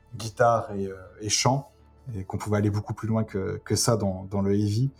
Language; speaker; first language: French; native; French